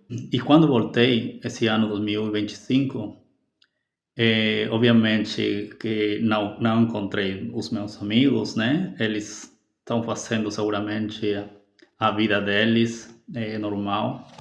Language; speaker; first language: Portuguese; non-native, fluent; Spanish